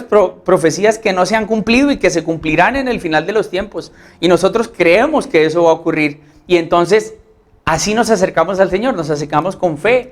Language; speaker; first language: Spanish; native; Spanish